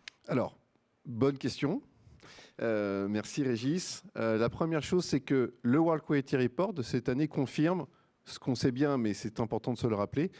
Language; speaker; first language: French; native; French